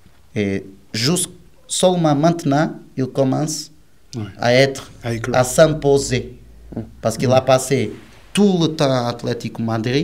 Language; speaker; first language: French; non-native, learner; Portuguese